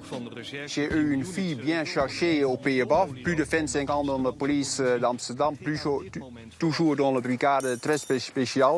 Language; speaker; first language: French; non-native, learner; Dutch